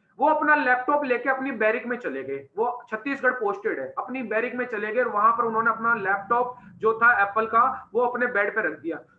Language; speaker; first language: Hindi; native; Hindi